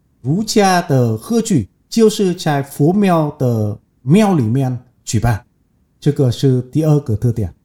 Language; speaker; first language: Chinese; non-native, fluent; Vietnamese